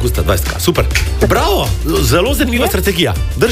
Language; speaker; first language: Slovenian; native; Slovenian